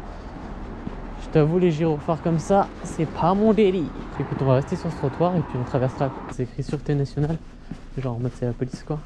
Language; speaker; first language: French; native; French